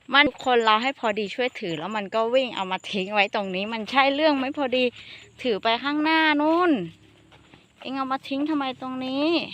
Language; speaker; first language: Thai; non-native, local second language; Hmong